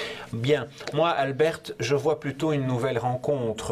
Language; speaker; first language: French; native; French